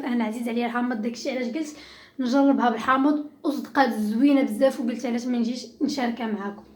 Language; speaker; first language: Arabic; native; Arabic